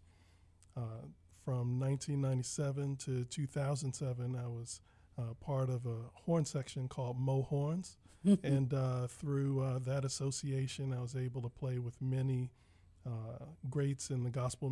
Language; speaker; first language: English; native; English